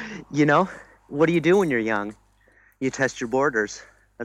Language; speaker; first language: English; early bilingual, other home language; German